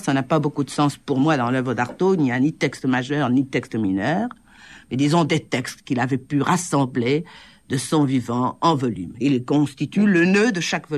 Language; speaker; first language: French; native; French